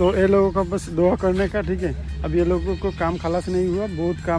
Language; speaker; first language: Hindi; non-native, learner; Bangla